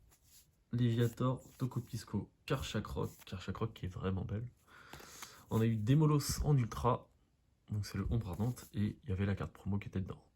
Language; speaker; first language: French; native; French